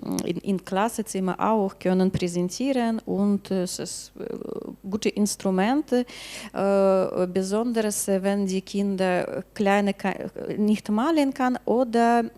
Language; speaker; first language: German; non-native, learner; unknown